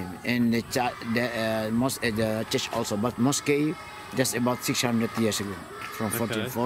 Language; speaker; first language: English; non-native, learner; Indonesian